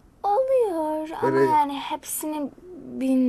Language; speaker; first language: Turkish; early bilingual, other home language; English